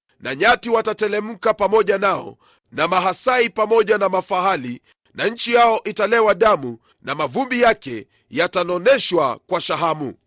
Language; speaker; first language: Swahili; non-native, local second language; Luyia